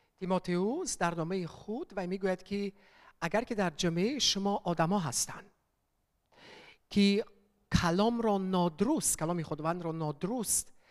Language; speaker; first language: Persian; early bilingual, heritage; Persian